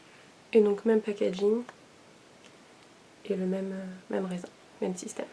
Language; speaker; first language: French; native; French